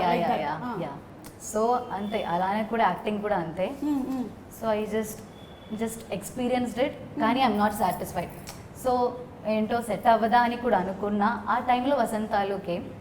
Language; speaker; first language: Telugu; non-native, learner; Malayalam